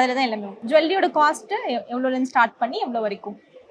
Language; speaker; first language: Tamil; native; Tamil